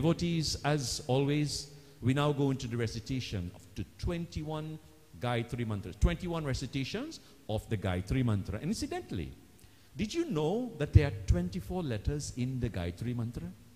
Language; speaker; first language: English; native; English